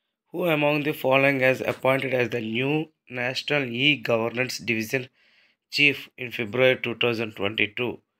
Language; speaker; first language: English; non-native, local second language; Telugu